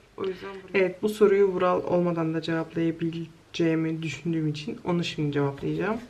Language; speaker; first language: Turkish; early bilingual, heritage; Turkish